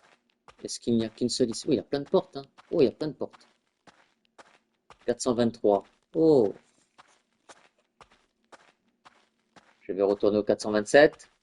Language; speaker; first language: French; native; French